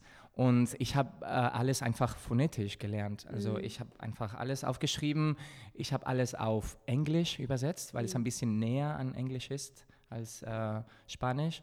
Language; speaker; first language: German; non-native, fluent; Spanish